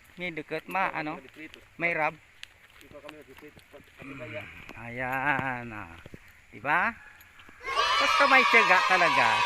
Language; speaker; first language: Filipino; non-native, local second language; Bikol